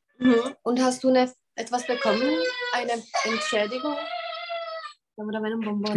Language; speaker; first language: German; non-native, fluent; Czech